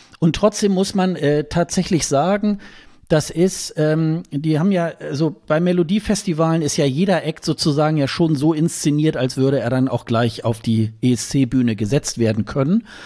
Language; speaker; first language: German; native; German